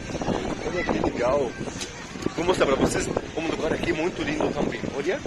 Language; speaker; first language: Portuguese; non-native, fluent; Arabic